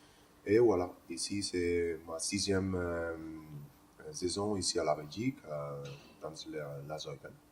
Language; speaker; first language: French; non-native, learner; Spanish